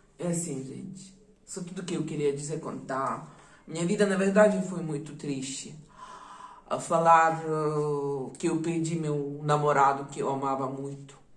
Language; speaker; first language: Portuguese; non-native, fluent; Russian